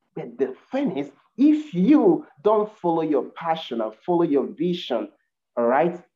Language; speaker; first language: English; non-native, local second language; Igbo